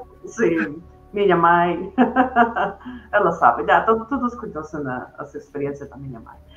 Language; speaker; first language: Portuguese; non-native, fluent; Spanish